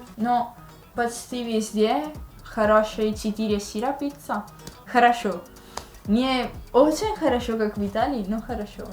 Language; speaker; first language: Russian; non-native, learner; Italian